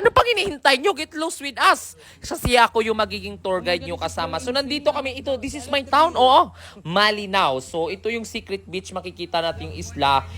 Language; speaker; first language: Filipino; non-native, local second language; Surigaonon